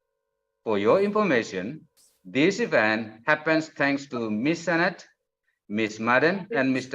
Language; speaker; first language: English; non-native, fluent; Indonesian